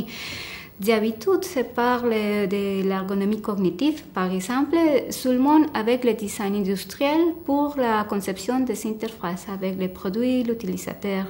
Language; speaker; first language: French; non-native, fluent; Spanish